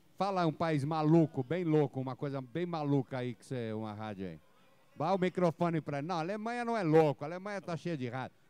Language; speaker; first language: Portuguese; native; Portuguese